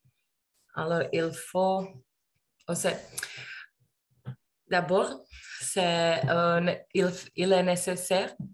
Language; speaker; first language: French; non-native, learner; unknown